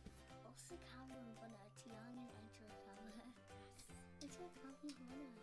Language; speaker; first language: Welsh; non-native, local second language; English